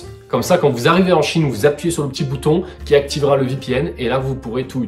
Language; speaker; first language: French; native; French